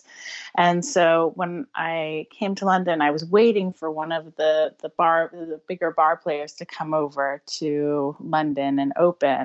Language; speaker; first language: English; native; English